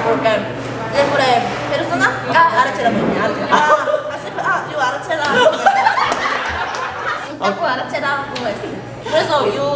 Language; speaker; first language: Spanish; non-native, learner; Korean